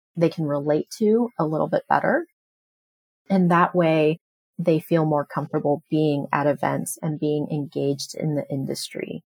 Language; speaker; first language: English; native; English